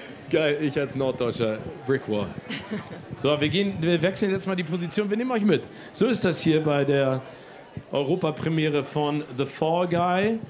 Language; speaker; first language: German; native; German